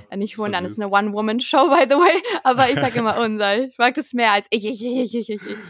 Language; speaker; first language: German; native; German